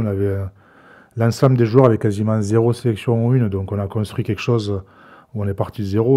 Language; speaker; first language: French; native; French